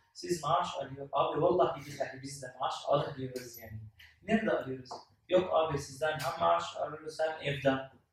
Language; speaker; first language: Turkish; non-native, learner; Arabic